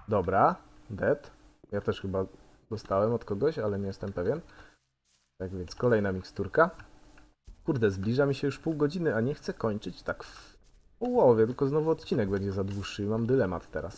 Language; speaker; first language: Polish; native; Polish